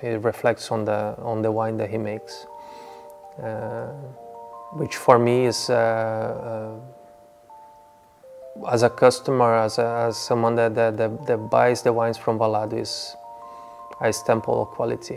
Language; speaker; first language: English; non-native, fluent; Portuguese